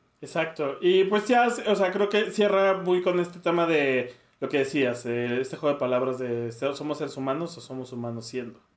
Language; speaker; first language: Spanish; native; Spanish